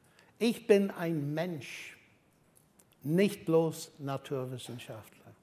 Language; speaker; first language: German; non-native, fluent; English